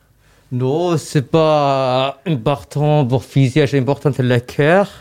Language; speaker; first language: French; non-native, learner; Somali